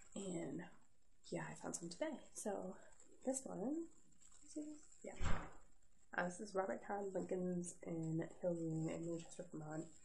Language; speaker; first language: English; native; English